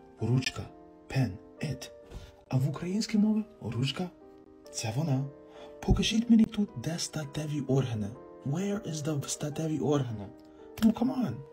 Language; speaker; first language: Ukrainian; non-native, fluent; English